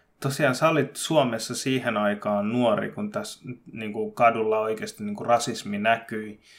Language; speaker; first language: Finnish; early bilingual, other home language; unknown